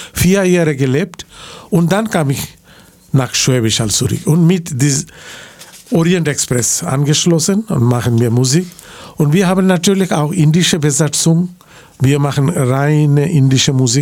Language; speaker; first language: German; non-native, learner; Bangla